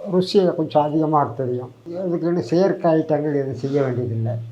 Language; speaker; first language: Tamil; native; Tamil